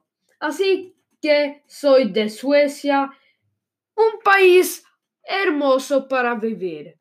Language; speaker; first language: Spanish; non-native, learner; Swedish